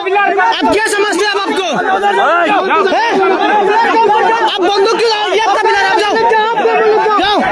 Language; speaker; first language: Hindi; non-native, learner; Bangla